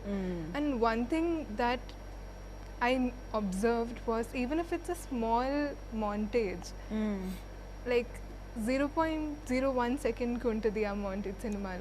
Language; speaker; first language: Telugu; non-native, fluent; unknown